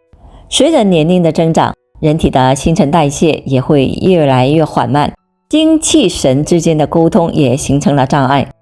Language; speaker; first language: Chinese; native; Chinese